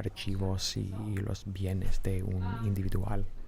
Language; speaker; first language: Spanish; non-native, fluent; English